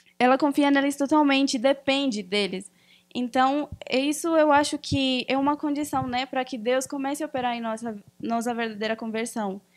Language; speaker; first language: Portuguese; early bilingual, other home language; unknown